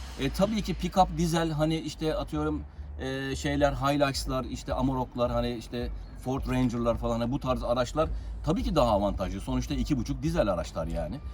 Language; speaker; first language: Turkish; early bilingual, heritage; Turkish